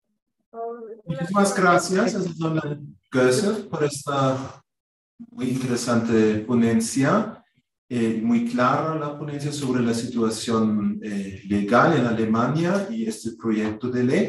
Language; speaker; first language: Spanish; non-native, fluent; German